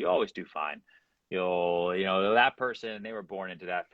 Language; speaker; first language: English; native; English